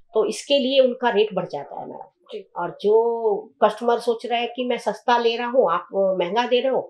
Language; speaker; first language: Hindi; native; Hindi